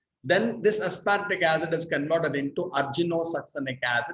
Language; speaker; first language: English; non-native, local second language; Tamil